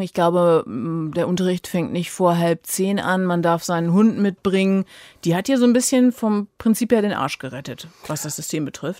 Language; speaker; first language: German; native; German